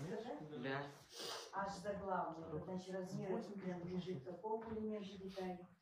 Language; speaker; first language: Russian; native; Russian